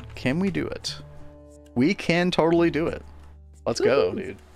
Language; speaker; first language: English; native; English